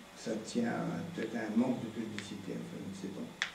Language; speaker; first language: French; native; French